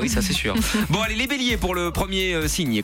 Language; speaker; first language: French; native; French